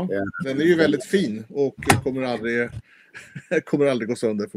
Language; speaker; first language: Swedish; native; Swedish